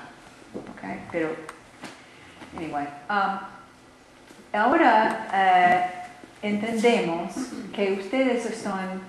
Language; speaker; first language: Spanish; non-native, learner; English